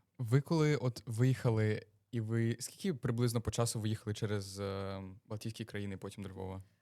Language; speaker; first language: Ukrainian; native; Ukrainian